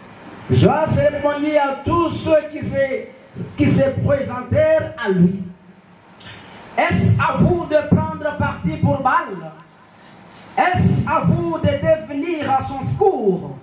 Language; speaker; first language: French; non-native, local second language; Lingala